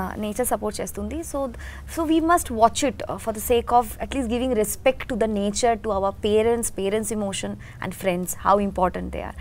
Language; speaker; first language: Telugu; non-native, learner; Bangla